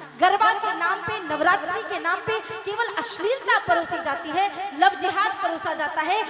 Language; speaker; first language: Hindi; native; Hindi